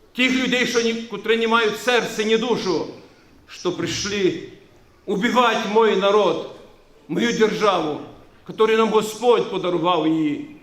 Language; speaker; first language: Ukrainian; non-native, local second language; Romanian